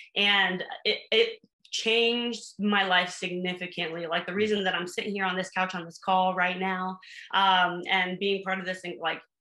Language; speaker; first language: English; native; English